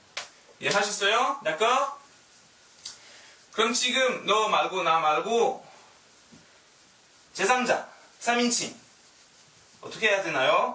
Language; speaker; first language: Korean; non-native, learner; French